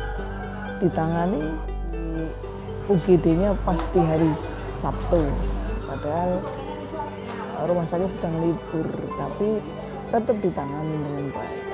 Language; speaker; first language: Indonesian; non-native, local second language; Javanese